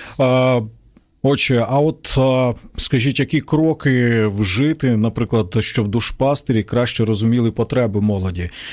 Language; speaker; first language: Ukrainian; native; Ukrainian